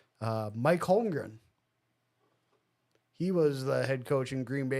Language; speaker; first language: English; native; English